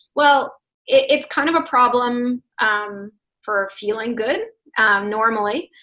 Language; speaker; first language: English; non-native, fluent; Russian